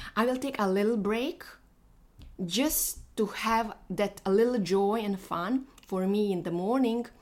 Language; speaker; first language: English; non-native, fluent; Bosnian